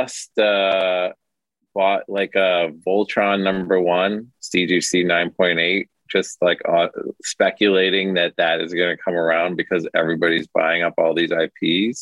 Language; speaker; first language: English; native; English